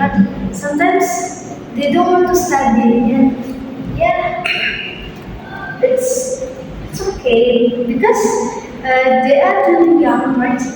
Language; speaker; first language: English; non-native, learner; Indonesian